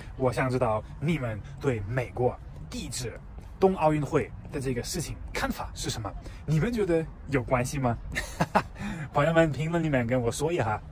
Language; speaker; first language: Chinese; non-native, fluent; German